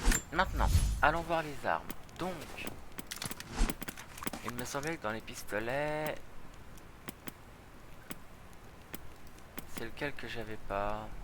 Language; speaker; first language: French; native; French